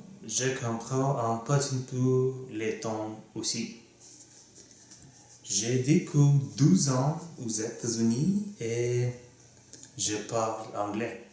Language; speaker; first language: French; non-native, learner; Russian